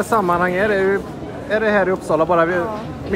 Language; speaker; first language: Swedish; native; Swedish